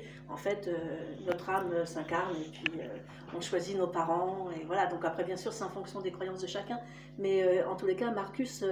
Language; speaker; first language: French; native; French